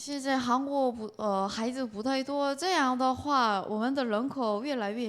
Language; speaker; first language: Chinese; non-native, fluent; Korean